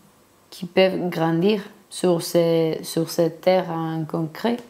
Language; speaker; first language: French; non-native, learner; Spanish